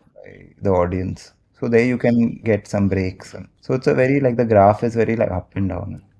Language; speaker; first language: English; non-native, local second language; Marathi